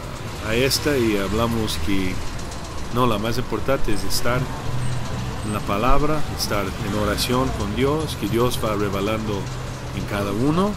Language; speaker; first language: Spanish; non-native, learner; English